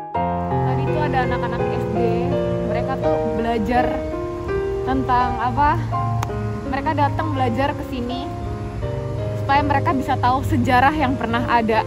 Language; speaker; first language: Indonesian; native; Indonesian